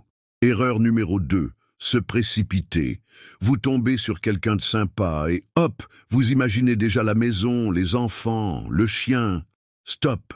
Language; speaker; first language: French; native; French